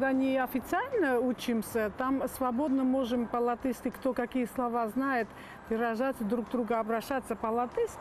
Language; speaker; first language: Russian; non-native, local second language; Armenian